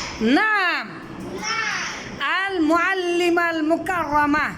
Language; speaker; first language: Arabic; non-native, fluent; Bangla